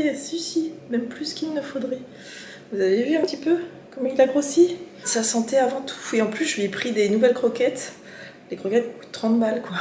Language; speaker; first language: French; native; French